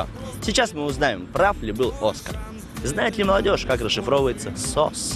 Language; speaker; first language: Russian; native; Russian